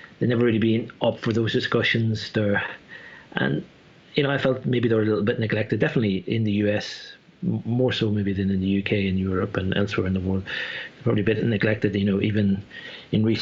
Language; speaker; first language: English; native; English